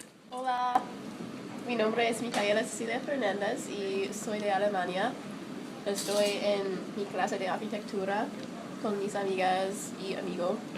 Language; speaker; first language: Spanish; non-native, learner; English